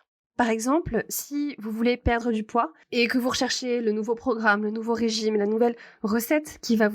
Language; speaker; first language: French; native; French